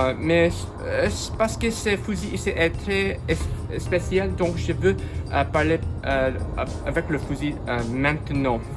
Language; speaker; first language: French; non-native, learner; English